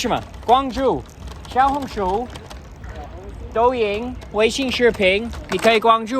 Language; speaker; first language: Chinese; non-native, learner; English